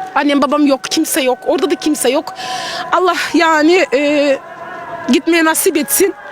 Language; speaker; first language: Turkish; non-native, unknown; Russian